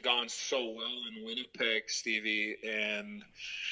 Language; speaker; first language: English; native; English